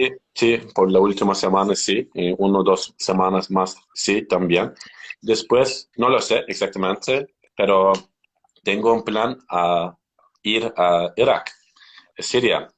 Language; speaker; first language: Spanish; non-native, learner; Turkish